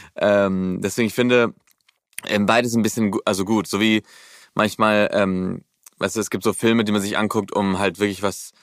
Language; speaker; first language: German; early bilingual, heritage; German